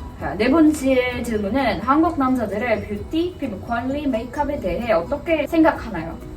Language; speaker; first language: Korean; non-native, learner; Indonesian